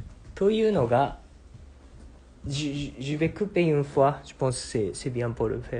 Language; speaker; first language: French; non-native, fluent; Japanese